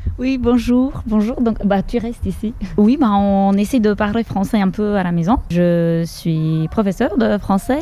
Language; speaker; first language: French; non-native, fluent; Slovak